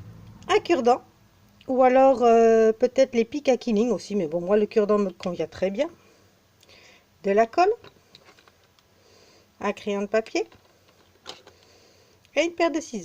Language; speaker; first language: French; native; French